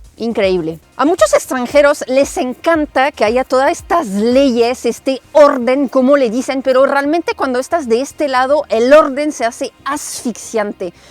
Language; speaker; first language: Spanish; non-native, fluent; French